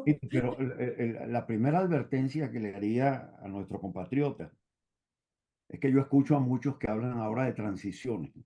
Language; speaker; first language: Spanish; native; Spanish